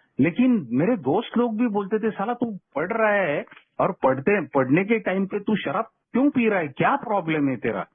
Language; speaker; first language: Hindi; non-native, local second language; Kannada